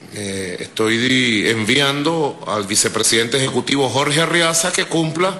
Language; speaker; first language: Spanish; native; Spanish